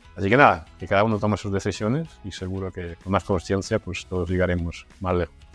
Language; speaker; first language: Spanish; non-native, fluent; Russian